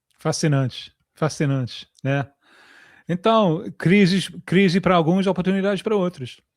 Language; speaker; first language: Portuguese; non-native, fluent; English